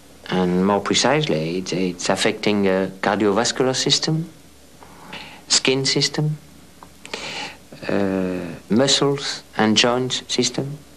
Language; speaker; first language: English; non-native, fluent; French